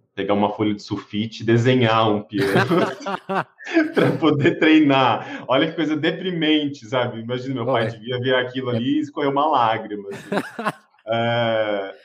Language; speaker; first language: Portuguese; native; Portuguese